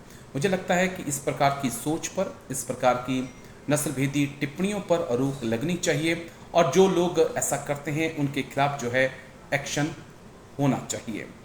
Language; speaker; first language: Hindi; native; Hindi